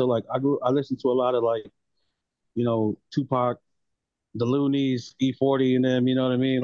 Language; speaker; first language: English; native; English